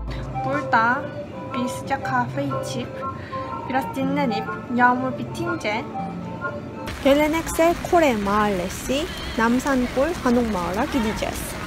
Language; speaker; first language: Turkish; non-native, fluent; Korean